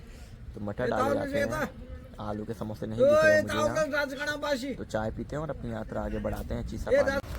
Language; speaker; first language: Hindi; native; Hindi